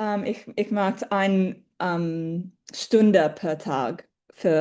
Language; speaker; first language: German; non-native, learner; English